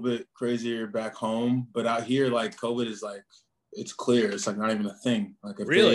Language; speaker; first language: English; native; English